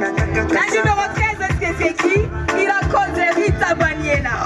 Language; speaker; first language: French; non-native, local second language; Rundi